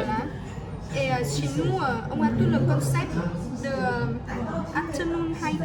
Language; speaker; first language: French; non-native, learner; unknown